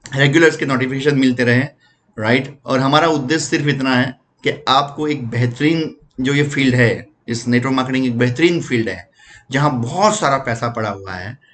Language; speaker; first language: Hindi; non-native, local second language; Gujarati